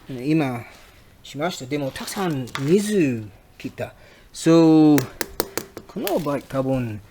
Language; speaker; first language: Japanese; non-native, learner; English